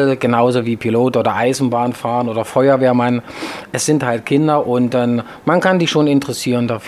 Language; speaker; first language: German; native; German